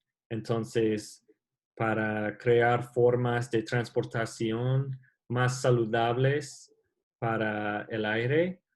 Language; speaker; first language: Spanish; non-native, learner; English